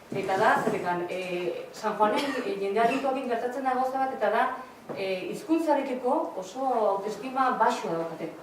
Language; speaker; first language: Basque; native; Basque